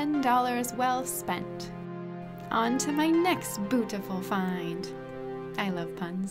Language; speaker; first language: English; native; English